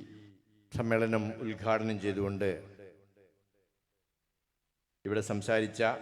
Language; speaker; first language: Malayalam; native; Malayalam